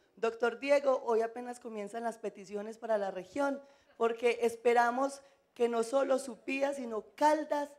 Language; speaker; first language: Spanish; native; Spanish